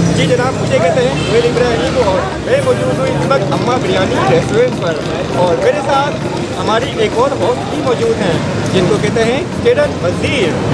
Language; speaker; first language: Urdu; native; Urdu